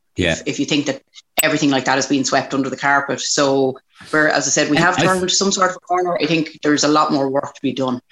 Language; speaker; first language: English; native; English